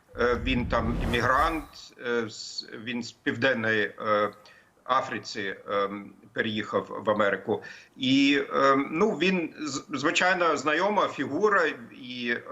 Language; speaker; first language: Ukrainian; non-native, fluent; German